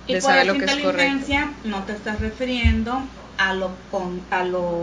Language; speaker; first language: Spanish; native; Spanish